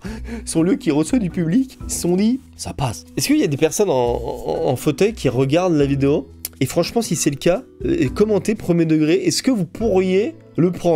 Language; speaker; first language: French; native; French